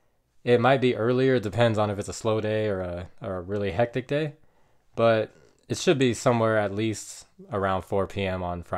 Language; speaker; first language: English; native; English